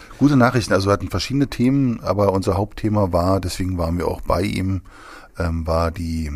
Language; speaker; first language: German; native; German